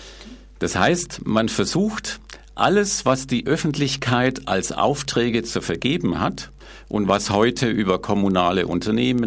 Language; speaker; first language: German; native; German